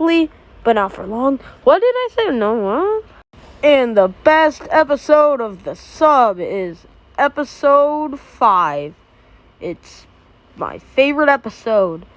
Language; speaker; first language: English; native; English